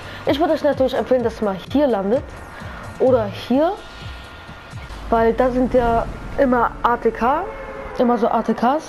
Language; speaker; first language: German; native; German